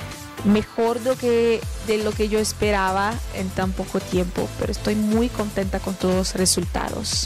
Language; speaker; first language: Spanish; non-native, fluent; Portuguese